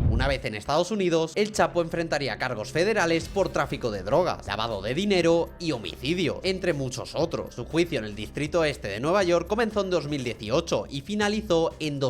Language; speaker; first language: Spanish; native; Spanish